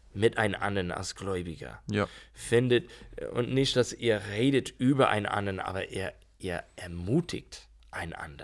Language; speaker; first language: German; non-native, learner; English